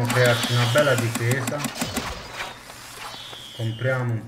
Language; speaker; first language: Italian; native; Italian